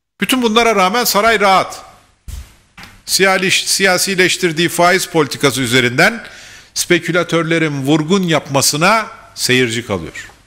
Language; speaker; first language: Turkish; native; Turkish